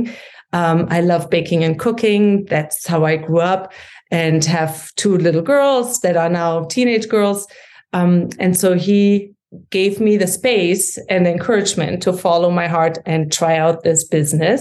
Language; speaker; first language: English; non-native, fluent; German